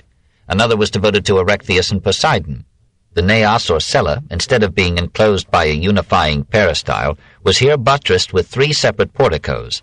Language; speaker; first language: English; native; English